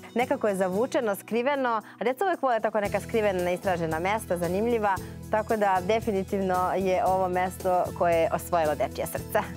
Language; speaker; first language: Serbian; native; Serbian